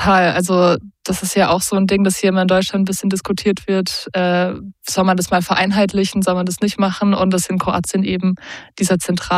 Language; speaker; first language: German; native; German